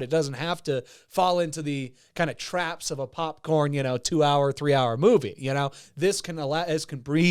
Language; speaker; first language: English; native; English